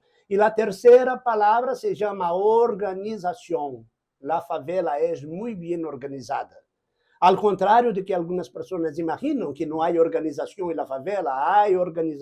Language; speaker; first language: Spanish; non-native, fluent; Portuguese